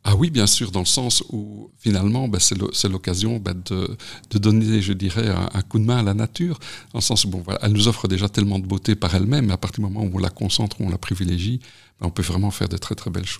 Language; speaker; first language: French; native; French